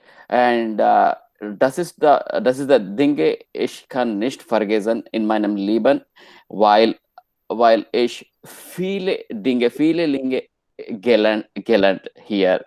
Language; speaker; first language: German; non-native, learner; Hindi